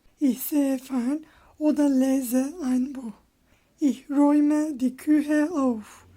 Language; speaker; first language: German; non-native, fluent; Turkish